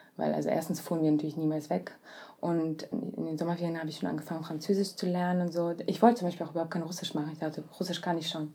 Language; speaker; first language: German; early bilingual, other home language; Russian